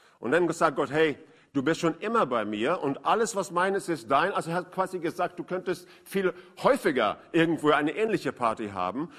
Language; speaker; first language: German; non-native, fluent; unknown